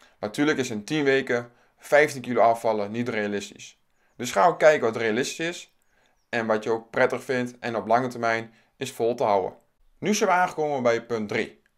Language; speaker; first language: Dutch; native; Dutch